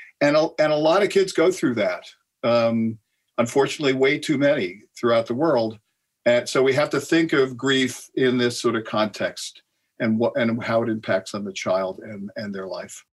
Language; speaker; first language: English; native; English